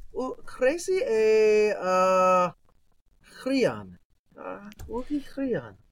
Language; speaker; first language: Greek; non-native, learner; English